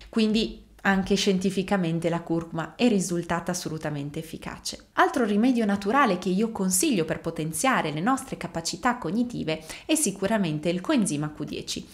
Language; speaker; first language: Italian; native; Italian